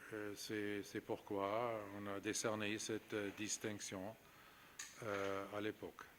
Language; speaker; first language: French; non-native, fluent; German